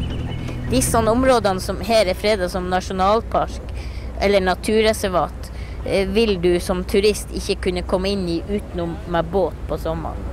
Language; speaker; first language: Norwegian; native; Norwegian